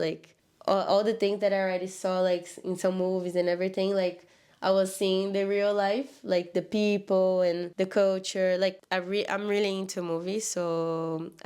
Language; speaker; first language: English; non-native, learner; Portuguese